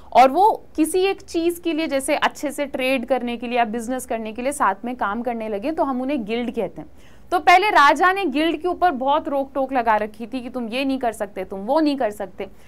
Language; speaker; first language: Hindi; native; Hindi